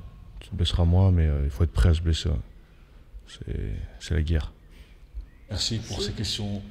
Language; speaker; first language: French; native; French